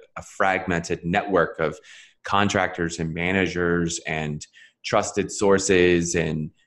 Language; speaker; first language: English; native; English